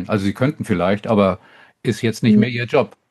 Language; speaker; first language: German; native; German